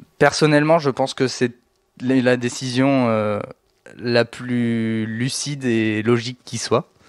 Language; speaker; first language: French; native; French